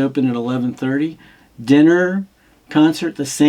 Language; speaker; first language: English; native; English